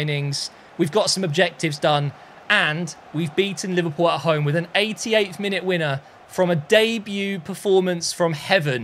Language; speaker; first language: English; native; English